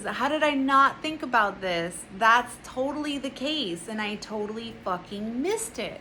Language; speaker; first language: English; native; English